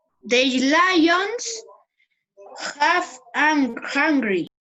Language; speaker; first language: English; non-native, learner; Spanish